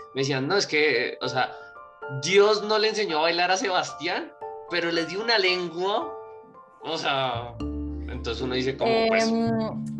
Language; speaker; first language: Spanish; native; Spanish